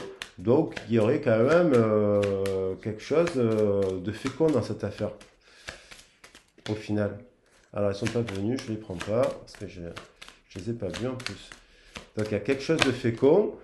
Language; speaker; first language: French; native; French